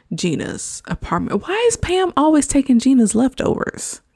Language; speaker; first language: English; native; English